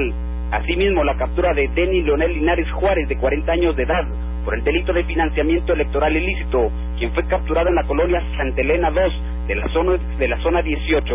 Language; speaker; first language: Spanish; native; Spanish